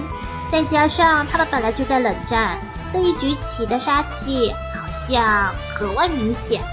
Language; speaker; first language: Chinese; native; Chinese